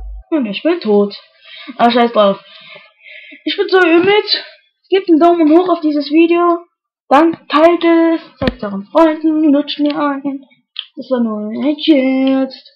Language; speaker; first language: German; native; German